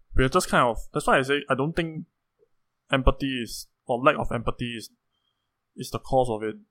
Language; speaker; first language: English; native; English